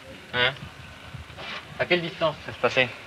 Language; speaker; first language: French; native; French